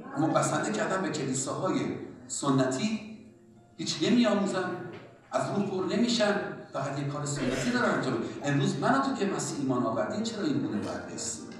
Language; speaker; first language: Persian; native; Persian